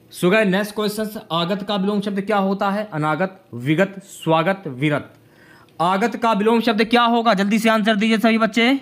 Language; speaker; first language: Hindi; native; Hindi